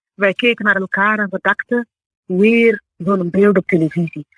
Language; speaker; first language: Dutch; non-native, fluent; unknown